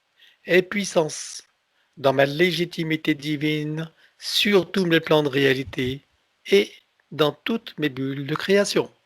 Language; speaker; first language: French; native; French